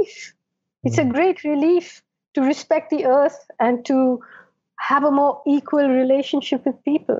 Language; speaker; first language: English; non-native, local second language; Malayalam